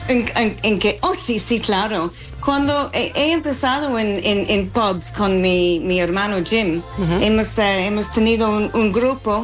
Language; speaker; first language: Spanish; non-native, local second language; English